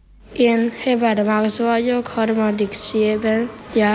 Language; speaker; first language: Hungarian; non-native, local second language; Slovenian